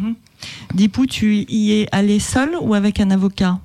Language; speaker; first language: French; native; French